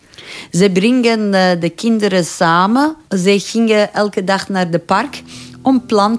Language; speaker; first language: Dutch; non-native, fluent; Persian